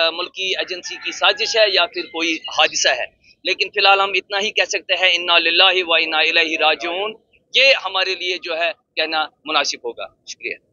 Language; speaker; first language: Urdu; non-native, local second language; Kashmiri